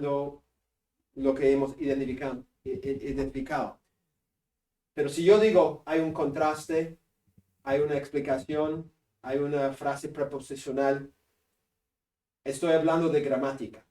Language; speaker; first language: Spanish; non-native, fluent; English